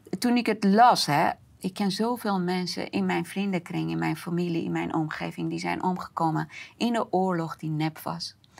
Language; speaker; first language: Dutch; non-native, fluent; Persian